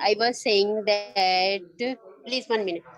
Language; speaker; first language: English; non-native, learner; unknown